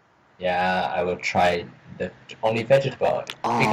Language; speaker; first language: English; non-native, learner; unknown